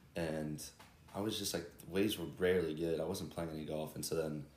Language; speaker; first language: English; native; English